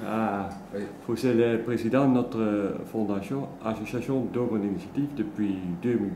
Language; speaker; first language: French; non-native, learner; Dutch